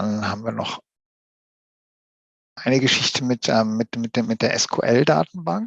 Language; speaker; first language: German; native; German